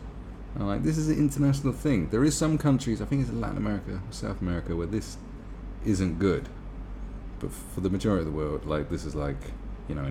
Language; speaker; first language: English; native; English